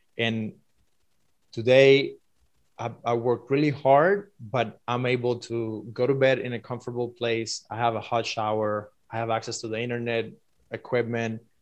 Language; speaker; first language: English; non-native, fluent; Spanish